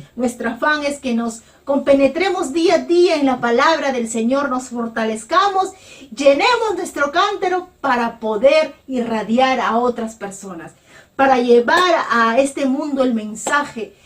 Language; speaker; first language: Spanish; native; Spanish